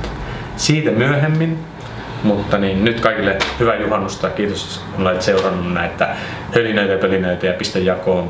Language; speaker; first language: Finnish; native; Finnish